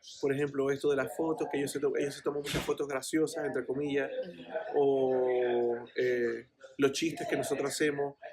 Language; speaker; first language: Spanish; native; Spanish